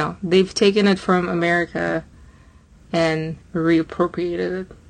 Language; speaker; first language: English; non-native, fluent; Russian